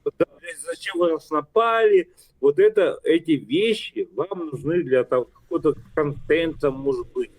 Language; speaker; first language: Russian; native; Russian